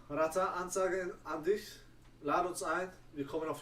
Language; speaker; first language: German; native; German